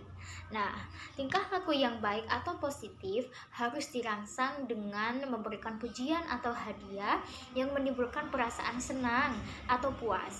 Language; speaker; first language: Indonesian; native; Indonesian